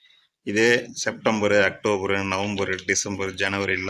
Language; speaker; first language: Tamil; native; Tamil